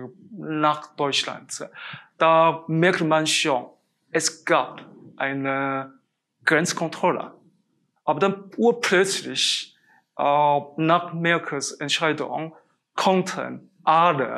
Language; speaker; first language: German; non-native, fluent; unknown